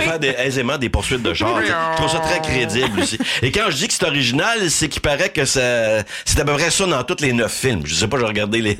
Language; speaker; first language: French; native; French